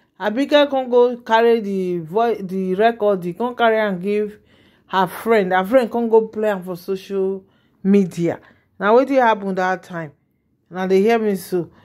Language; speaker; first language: Nigerian Pidgin; non-native, local second language; Yoruba